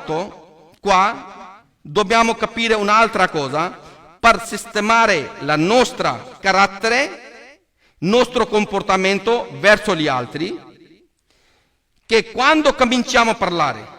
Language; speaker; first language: Italian; non-native, learner; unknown